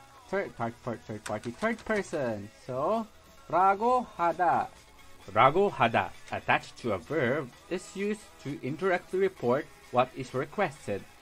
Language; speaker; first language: English; non-native, local second language; Filipino